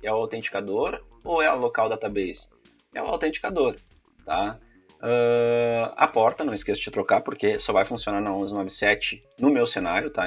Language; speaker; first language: Portuguese; native; Portuguese